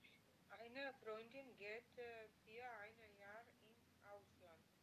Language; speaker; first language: German; non-native, learner; Macedonian